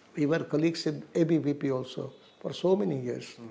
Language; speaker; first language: English; non-native, local second language; Tamil